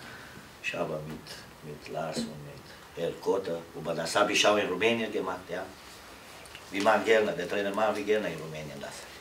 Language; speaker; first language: German; non-native, learner; Romanian